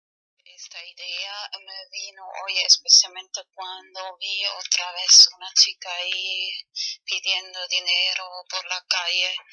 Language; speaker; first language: Spanish; non-native, fluent; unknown